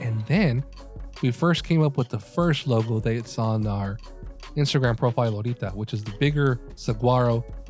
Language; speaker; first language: English; early bilingual, other home language; Spanish